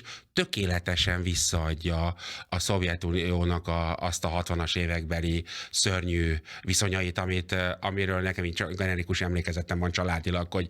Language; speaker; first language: Hungarian; native; Hungarian